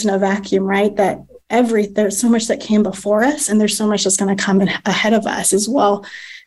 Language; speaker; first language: English; native; English